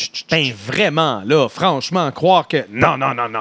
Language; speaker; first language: French; native; French